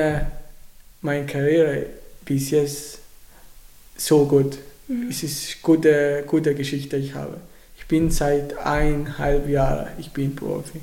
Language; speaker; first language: German; non-native, learner; Arabic